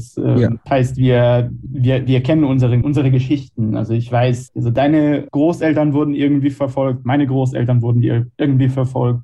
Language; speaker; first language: German; non-native, fluent; Hebrew